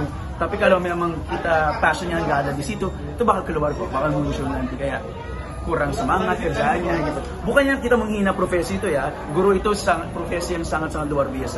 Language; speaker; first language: Indonesian; non-native, fluent; Filipino